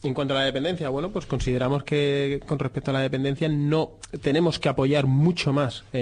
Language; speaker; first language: Spanish; native; Spanish